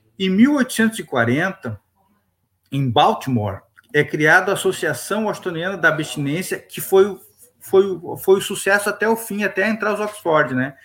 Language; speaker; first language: Portuguese; native; Portuguese